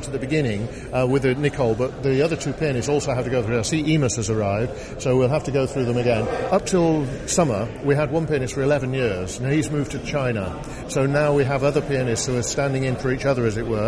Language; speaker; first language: English; native; English